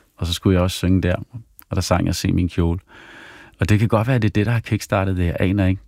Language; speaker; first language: Danish; early bilingual, other home language; Arabic